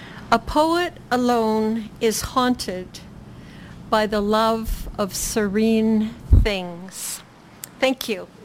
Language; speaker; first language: English; native; English